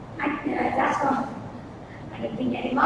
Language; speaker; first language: English; non-native, learner; Vietnamese